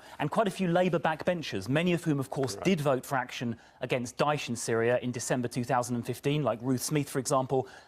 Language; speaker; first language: English; native; English